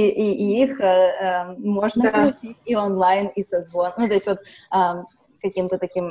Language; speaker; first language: Russian; native; Russian